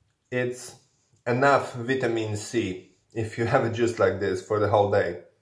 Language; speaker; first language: English; non-native, fluent; Polish